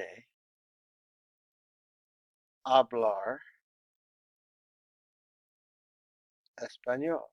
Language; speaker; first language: Spanish; non-native, fluent; English